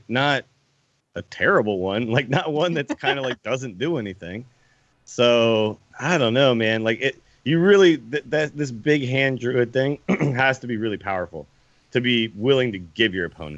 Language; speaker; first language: English; native; English